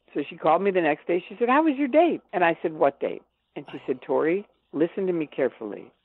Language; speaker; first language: English; native; English